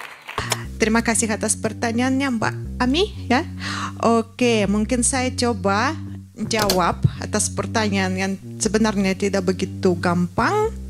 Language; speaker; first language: Indonesian; non-native, fluent; Russian